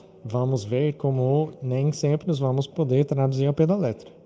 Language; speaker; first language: Portuguese; non-native, fluent; English